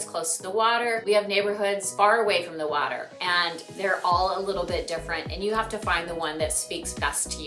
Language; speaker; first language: English; native; English